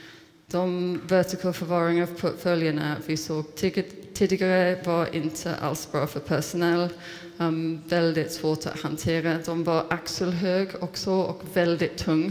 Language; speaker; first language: Swedish; non-native, fluent; English